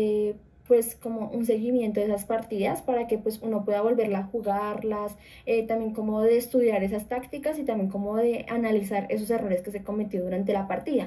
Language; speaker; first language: Spanish; native; Spanish